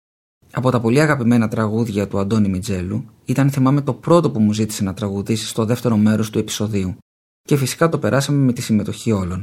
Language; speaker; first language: Greek; native; Greek